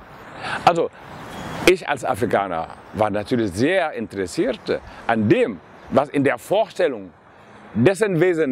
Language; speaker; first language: German; non-native, fluent; Wolof